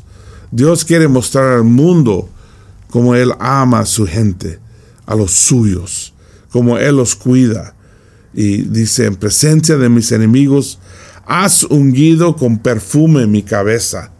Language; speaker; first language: Spanish; non-native, fluent; English